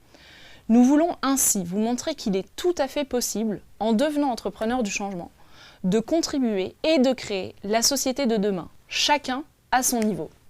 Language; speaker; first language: French; native; French